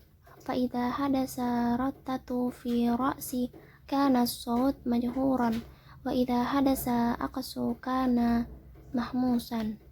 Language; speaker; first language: Arabic; non-native, learner; Indonesian